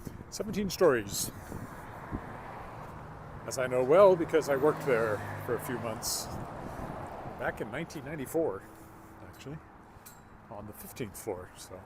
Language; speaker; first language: English; native; English